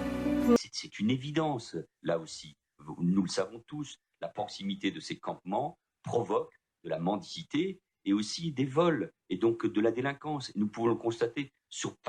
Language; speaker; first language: French; native; French